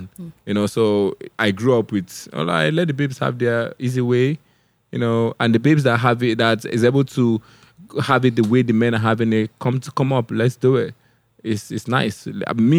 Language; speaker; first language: English; non-native, local second language; Igbo